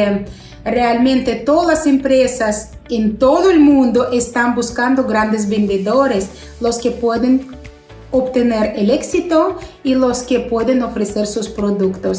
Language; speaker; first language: Spanish; non-native, fluent; Russian